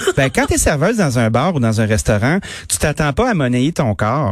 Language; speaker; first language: French; native; French